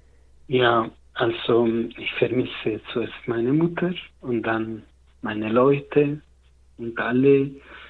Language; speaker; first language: German; non-native, learner; Arabic